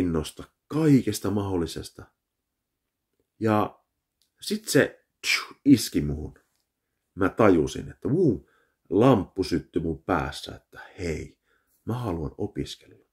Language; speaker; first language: Finnish; early bilingual, heritage; Finnish